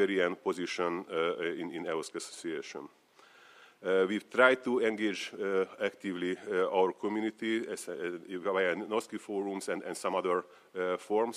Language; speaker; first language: English; non-native, fluent; Hungarian